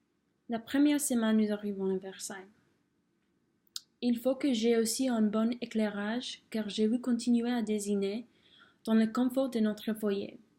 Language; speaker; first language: French; non-native, fluent; English